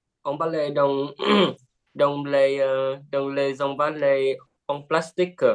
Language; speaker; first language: French; non-native, learner; Vietnamese